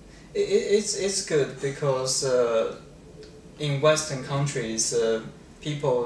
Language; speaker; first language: English; non-native, fluent; Chinese